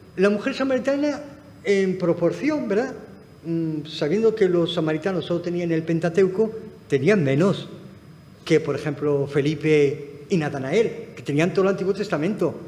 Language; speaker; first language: Spanish; non-native, fluent; Arabic